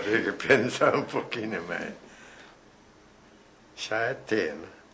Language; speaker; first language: Portuguese; non-native, fluent; Sinhala